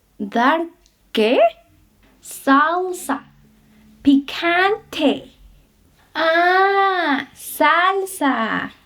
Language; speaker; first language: Spanish; native; Spanish